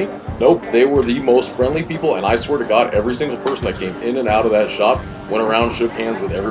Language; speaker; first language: English; native; English